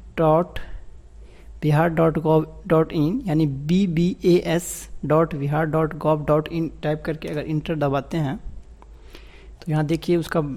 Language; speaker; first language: Hindi; native; Hindi